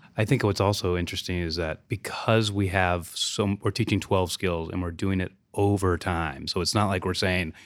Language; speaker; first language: English; native; English